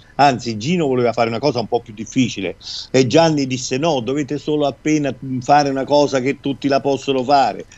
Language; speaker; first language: Italian; native; Italian